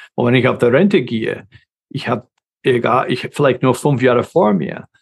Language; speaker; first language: German; non-native, fluent; English